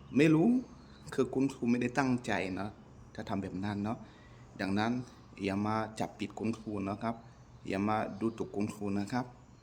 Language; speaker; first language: Thai; non-native, fluent; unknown